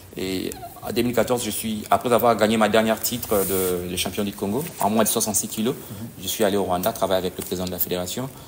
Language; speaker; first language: French; non-native, local second language; Lingala